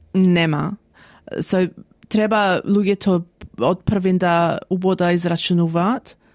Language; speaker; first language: Macedonian; early bilingual, heritage; Macedonian